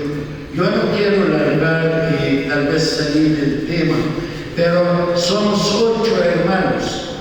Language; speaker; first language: Spanish; non-native, fluent; Arabic